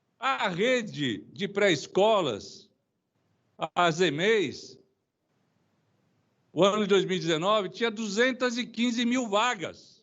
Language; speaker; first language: Portuguese; native; Portuguese